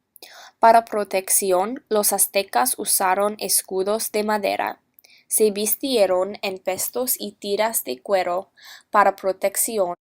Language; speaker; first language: Spanish; non-native, learner; English